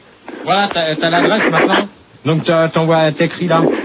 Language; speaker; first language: French; native; French